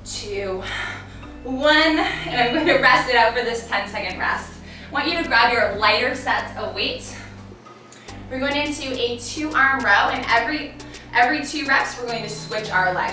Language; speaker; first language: English; native; English